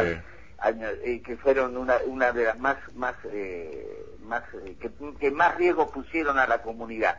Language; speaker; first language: Spanish; native; Spanish